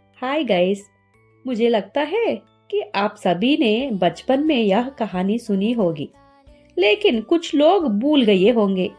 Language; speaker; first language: Hindi; non-native, learner; Telugu